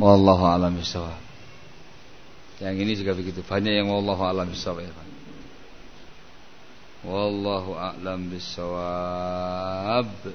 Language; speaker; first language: Indonesian; non-native, local second language; Javanese